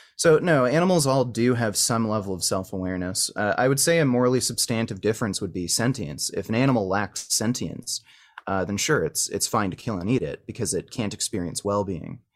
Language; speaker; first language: English; native; English